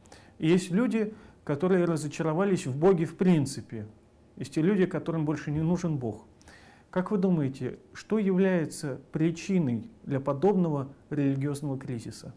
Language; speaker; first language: Russian; native; Russian